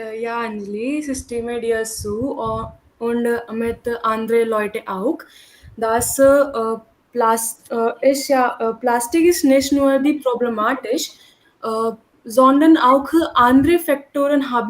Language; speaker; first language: German; non-native, learner; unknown